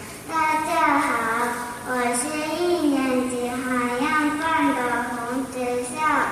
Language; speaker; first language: Chinese; non-native, learner; Korean